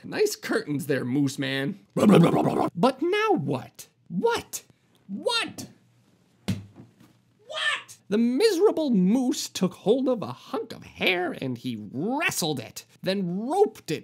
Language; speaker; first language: English; native; English